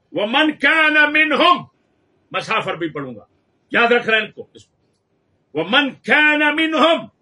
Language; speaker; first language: Urdu; non-native, local second language; Punjabi